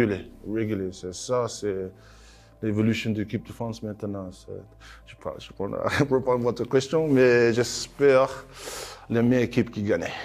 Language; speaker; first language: French; non-native, learner; English